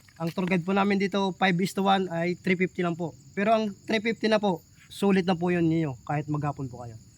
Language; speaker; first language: Filipino; native; Filipino